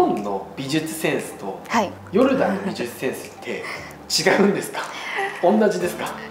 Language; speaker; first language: Japanese; native; Japanese